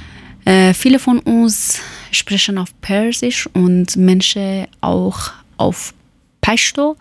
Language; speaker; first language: German; non-native, learner; Persian